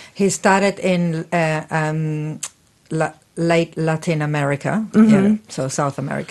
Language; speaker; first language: English; non-native, fluent; Spanish